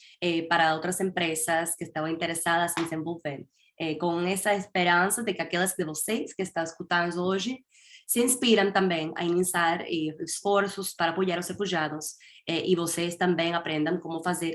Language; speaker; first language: Portuguese; non-native, fluent; Spanish